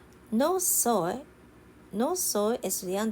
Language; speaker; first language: Spanish; non-native, learner; Japanese